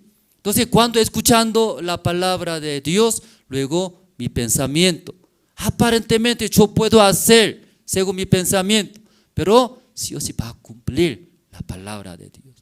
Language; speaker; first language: Spanish; non-native, learner; Korean